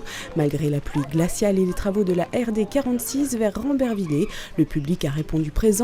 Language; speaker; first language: French; native; French